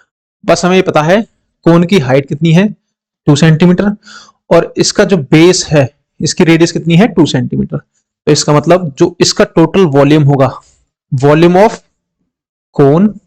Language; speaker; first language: Hindi; native; Hindi